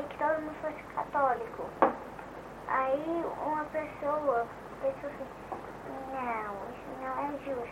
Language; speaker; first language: Portuguese; early bilingual, heritage; Portuguese